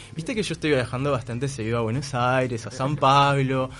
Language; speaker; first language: Spanish; native; Spanish